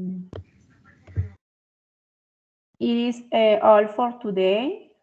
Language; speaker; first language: English; non-native, fluent; Spanish